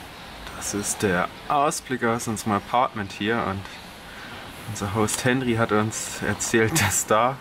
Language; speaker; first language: German; native; German